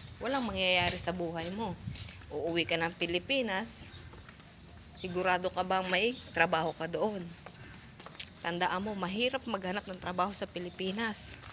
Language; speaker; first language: Filipino; native; Filipino